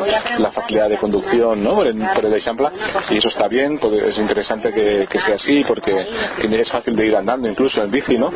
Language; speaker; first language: Spanish; native; Spanish